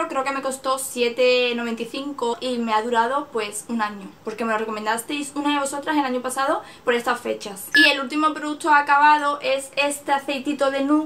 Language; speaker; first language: Spanish; native; Spanish